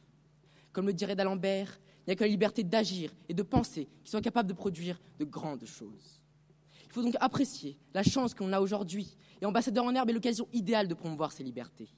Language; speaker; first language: French; non-native, fluent; Romanian